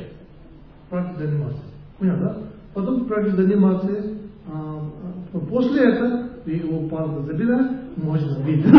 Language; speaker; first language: Russian; non-native, learner; Tibetan